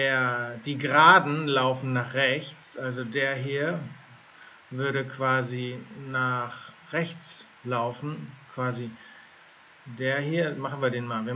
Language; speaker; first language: German; native; German